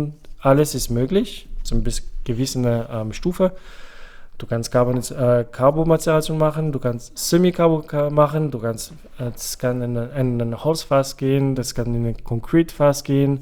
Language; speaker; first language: German; non-native, fluent; French